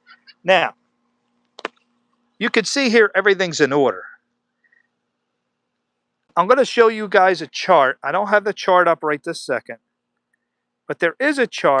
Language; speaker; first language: English; native; English